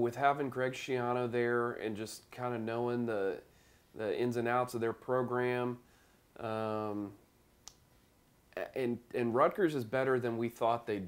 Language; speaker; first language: English; native; English